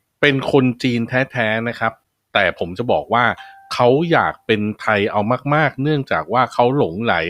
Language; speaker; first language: Thai; native; Thai